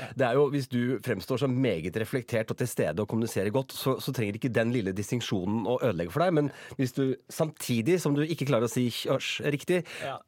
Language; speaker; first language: Norwegian; native; Norwegian